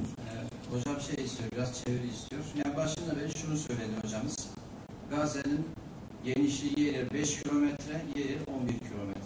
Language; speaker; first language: Turkish; native; Turkish